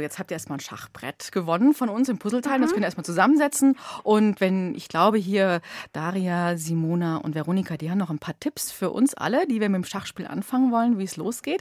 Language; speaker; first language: German; native; German